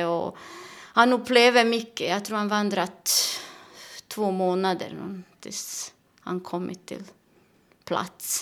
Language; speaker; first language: Swedish; non-native, learner; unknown